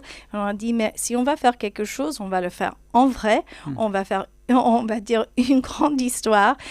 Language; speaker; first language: French; non-native, fluent; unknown